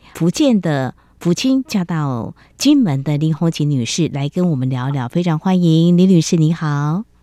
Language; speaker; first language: Chinese; native; Chinese